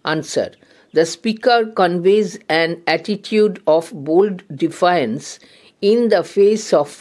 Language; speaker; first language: English; non-native, local second language; Bangla